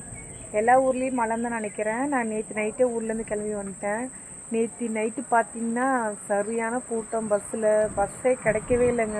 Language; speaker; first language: Tamil; native; Tamil